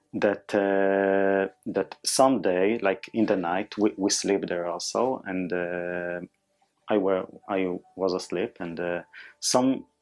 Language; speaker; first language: English; non-native, fluent; Hebrew